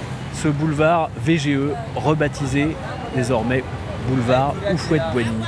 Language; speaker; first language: French; native; French